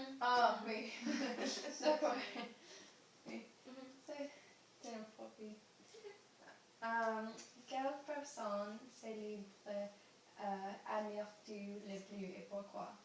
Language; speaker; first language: French; non-native, learner; English